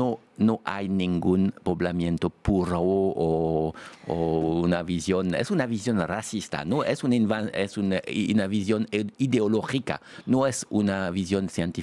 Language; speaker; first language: Spanish; non-native, fluent; French